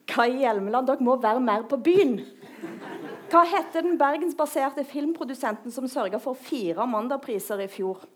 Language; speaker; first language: Norwegian; native; Norwegian